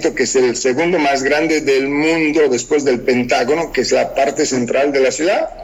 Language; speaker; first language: Spanish; non-native, fluent; Romanian